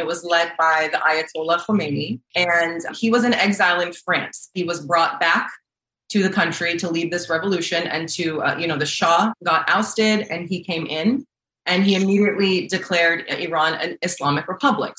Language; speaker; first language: English; native; English